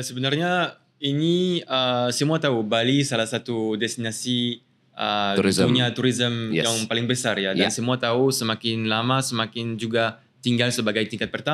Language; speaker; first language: Indonesian; non-native, fluent; French